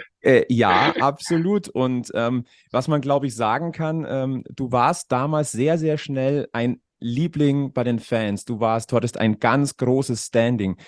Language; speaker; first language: German; native; German